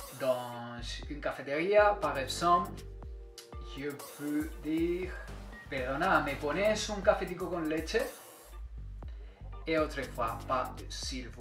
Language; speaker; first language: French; non-native, fluent; Spanish